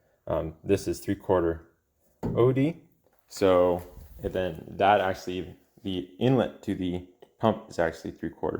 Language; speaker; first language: English; native; English